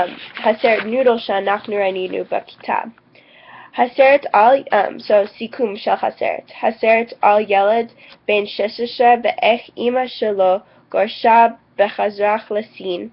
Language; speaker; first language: Hebrew; non-native, learner; English